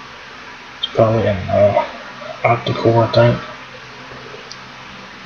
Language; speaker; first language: English; native; English